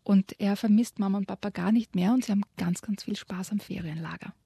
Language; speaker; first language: German; native; German